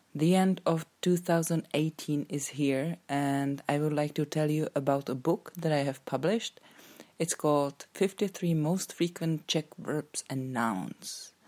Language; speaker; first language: English; non-native, fluent; Czech